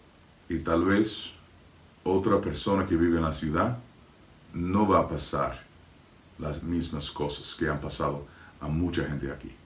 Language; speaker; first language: Spanish; non-native, fluent; English